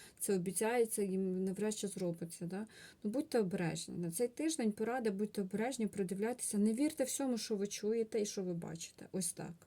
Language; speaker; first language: Ukrainian; non-native, local second language; Russian